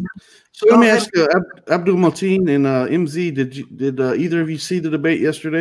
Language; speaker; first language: English; native; English